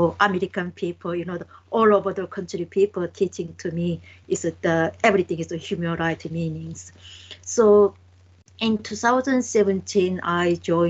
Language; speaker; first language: English; non-native, learner; Korean